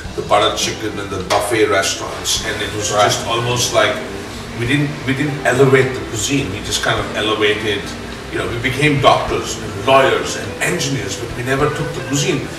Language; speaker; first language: English; non-native, local second language; Punjabi